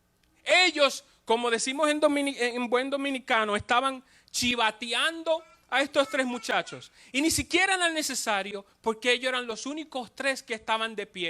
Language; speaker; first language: Spanish; native; Spanish